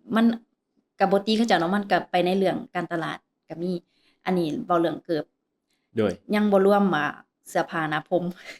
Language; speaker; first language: Lao; native; Lao